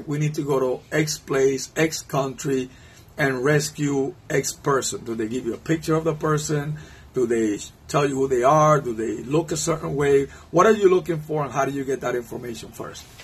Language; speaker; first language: English; non-native, fluent; Spanish